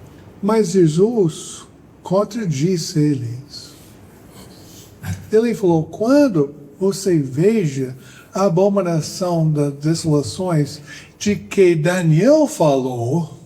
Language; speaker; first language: Portuguese; non-native, fluent; English